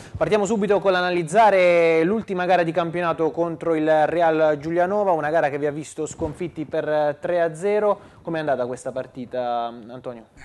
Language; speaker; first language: Italian; native; Italian